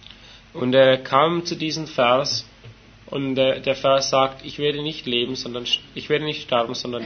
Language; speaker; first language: German; native; German